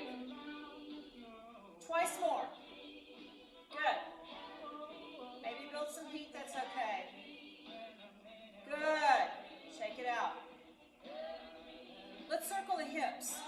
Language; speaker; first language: English; native; English